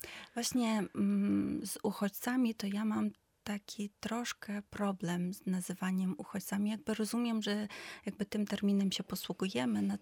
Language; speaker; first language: Polish; non-native, fluent; Ukrainian